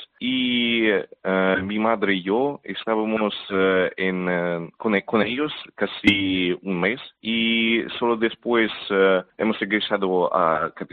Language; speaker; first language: Spanish; non-native, learner; Ukrainian